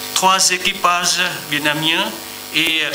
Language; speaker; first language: French; non-native, learner; Vietnamese